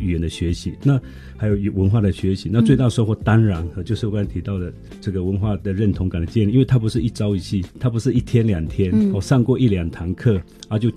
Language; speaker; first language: Chinese; non-native, local second language; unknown